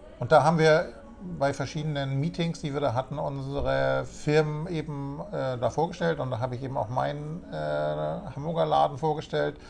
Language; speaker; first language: German; native; German